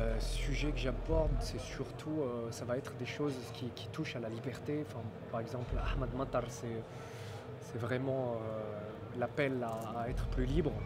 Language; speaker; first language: French; non-native, local second language; Arabic